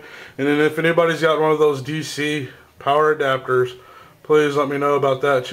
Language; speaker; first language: English; native; English